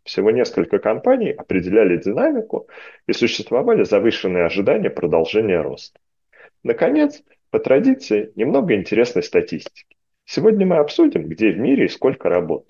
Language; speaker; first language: Russian; native; Russian